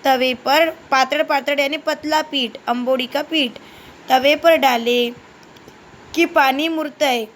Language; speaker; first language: Hindi; non-native, local second language; Marathi